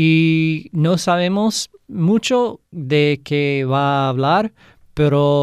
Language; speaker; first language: Spanish; non-native, fluent; English